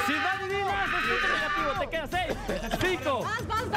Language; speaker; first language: Spanish; native; Spanish